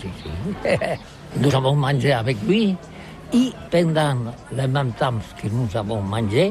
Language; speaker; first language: French; non-native, learner; Catalan